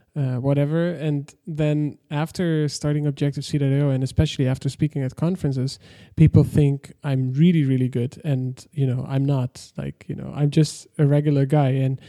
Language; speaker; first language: English; non-native, fluent; Dutch